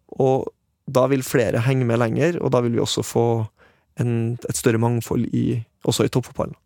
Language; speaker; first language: Norwegian; native; Norwegian